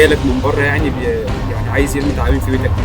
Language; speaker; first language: Arabic; native; Arabic